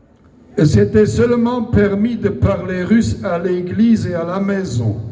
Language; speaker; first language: French; non-native, local second language; Luxembourgish